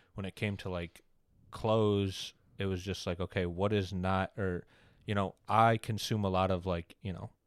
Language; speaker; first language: English; native; English